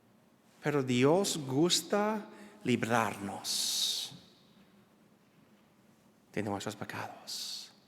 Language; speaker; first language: Spanish; non-native, learner; English